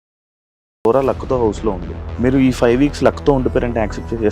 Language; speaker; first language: Telugu; native; Telugu